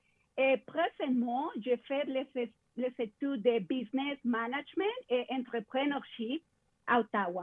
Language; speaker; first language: French; non-native, fluent; Spanish